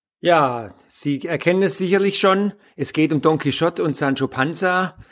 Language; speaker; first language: German; native; German